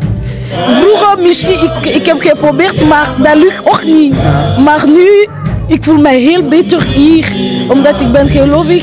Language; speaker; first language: Dutch; early bilingual, other home language; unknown